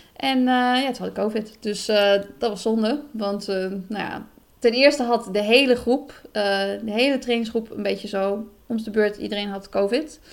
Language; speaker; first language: Dutch; native; Dutch